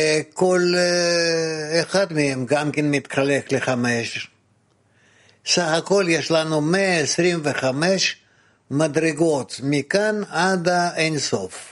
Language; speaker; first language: Hebrew; non-native, fluent; Russian